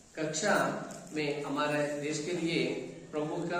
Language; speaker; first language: Hindi; non-native, local second language; Kannada